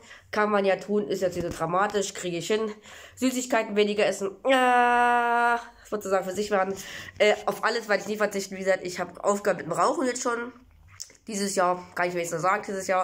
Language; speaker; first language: German; native; German